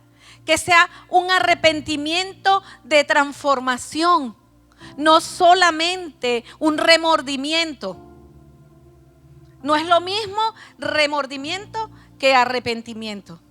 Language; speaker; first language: Spanish; native; Spanish